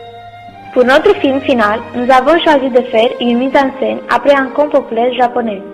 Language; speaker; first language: French; non-native, learner; Romanian